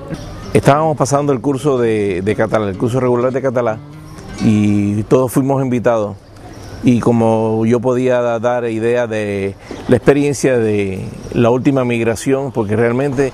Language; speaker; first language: Spanish; non-native, fluent; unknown